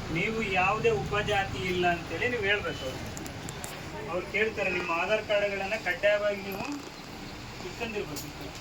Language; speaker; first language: Kannada; non-native, local second language; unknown